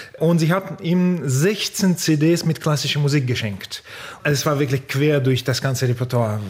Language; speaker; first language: German; non-native, fluent; Russian